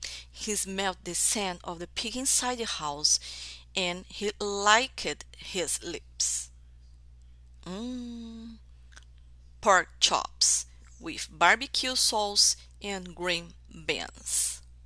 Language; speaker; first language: English; non-native, fluent; Portuguese